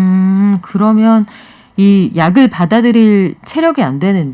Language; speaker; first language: Korean; native; Korean